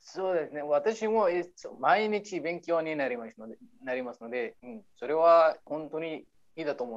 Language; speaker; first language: Japanese; non-native, learner; Arabic